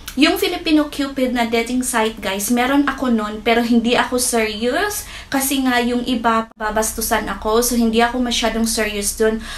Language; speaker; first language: Filipino; non-native, local second language; Cebuano